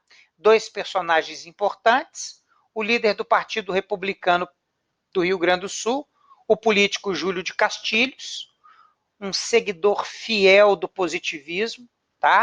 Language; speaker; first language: Portuguese; native; Portuguese